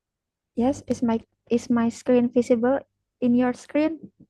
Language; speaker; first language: English; non-native, fluent; Indonesian